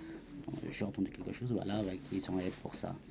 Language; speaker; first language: French; non-native, learner; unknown